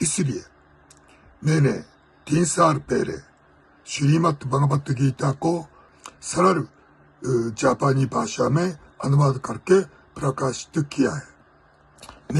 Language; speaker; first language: Hindi; non-native, fluent; Japanese